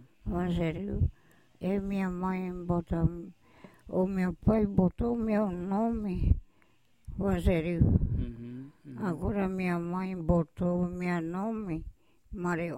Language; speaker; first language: Portuguese; non-native, local second language; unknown